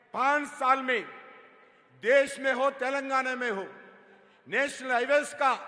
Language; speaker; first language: Hindi; non-native, local second language; Telugu